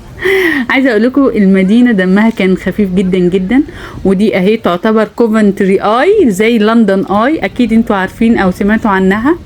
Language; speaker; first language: Arabic; native; Arabic